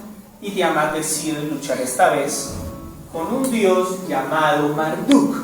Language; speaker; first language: Spanish; native; Spanish